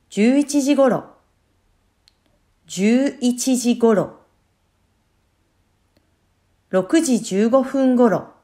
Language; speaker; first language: Japanese; non-native, fluent; French